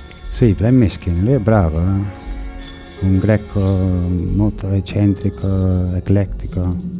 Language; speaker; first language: Italian; non-native, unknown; English